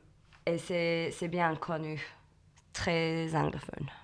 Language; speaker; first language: French; non-native, learner; English